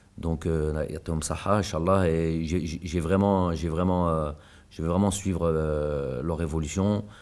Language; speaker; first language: French; early bilingual, other home language; Arabic